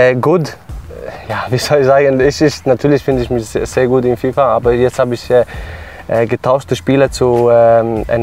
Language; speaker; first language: German; non-native, fluent; Swedish